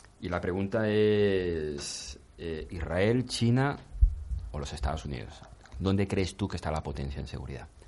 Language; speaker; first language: Spanish; native; Spanish